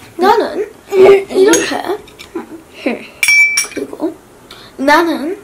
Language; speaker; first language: Korean; early bilingual, heritage; English